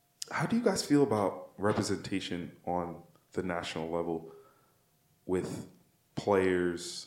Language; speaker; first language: English; native; English